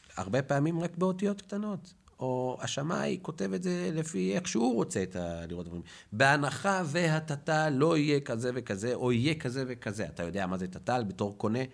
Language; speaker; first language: Hebrew; native; Hebrew